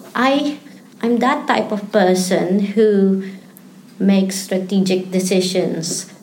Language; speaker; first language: English; non-native, local second language; Filipino